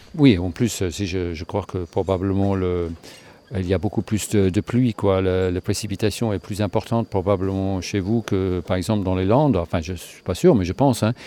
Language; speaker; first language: French; non-native, fluent; English